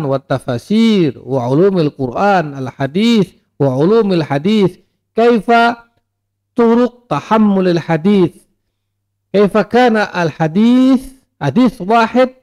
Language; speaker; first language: Arabic; non-native, fluent; Indonesian